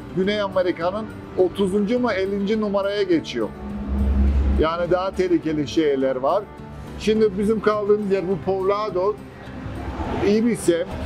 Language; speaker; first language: Turkish; early bilingual, heritage; Turkish